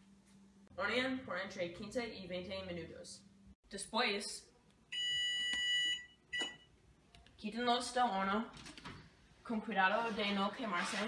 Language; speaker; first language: Spanish; non-native, learner; English